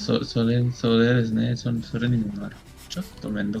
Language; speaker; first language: Japanese; non-native, learner; Spanish